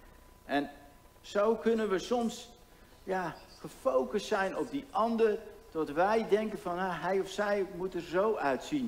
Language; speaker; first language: Dutch; native; Dutch